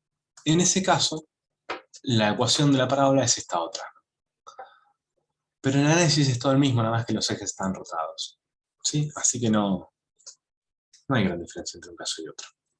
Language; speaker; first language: Spanish; native; Spanish